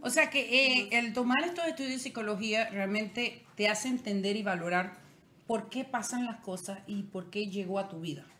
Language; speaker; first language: Spanish; native; Spanish